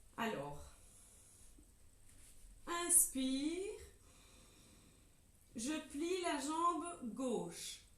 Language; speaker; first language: French; native; French